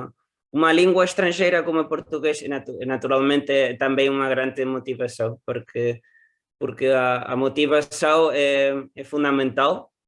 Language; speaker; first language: Portuguese; non-native, learner; Spanish